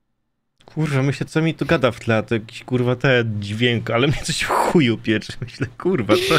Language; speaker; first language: Polish; native; Polish